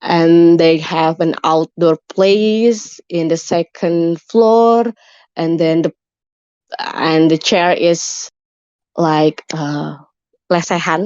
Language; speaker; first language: English; non-native, learner; Indonesian